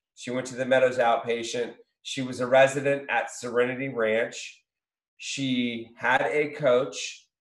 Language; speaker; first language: English; native; English